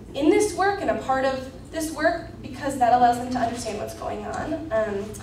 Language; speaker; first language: English; native; English